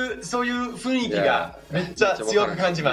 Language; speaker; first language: Japanese; non-native, fluent; English